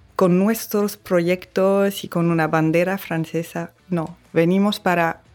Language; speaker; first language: Spanish; non-native, fluent; French